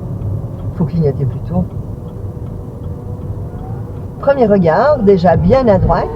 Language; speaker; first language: French; native; French